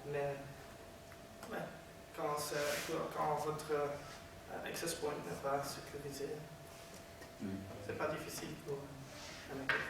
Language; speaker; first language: French; non-native, learner; Dutch